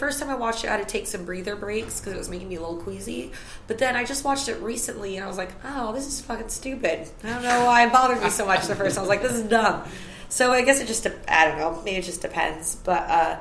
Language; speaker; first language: English; native; English